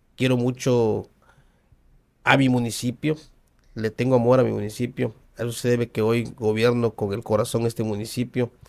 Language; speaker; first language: Spanish; native; Spanish